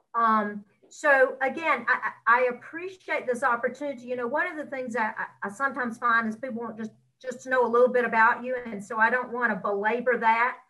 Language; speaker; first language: English; native; English